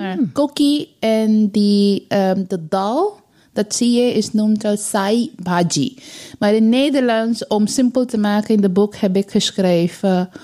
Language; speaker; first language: Dutch; non-native, learner; Bangla